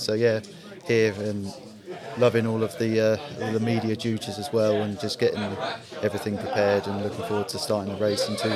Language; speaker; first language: English; native; English